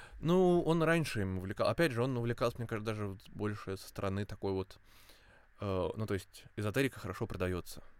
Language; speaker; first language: Russian; native; Russian